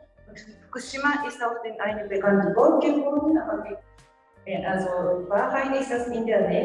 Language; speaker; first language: German; non-native, fluent; Japanese